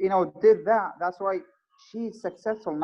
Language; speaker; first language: English; non-native, fluent; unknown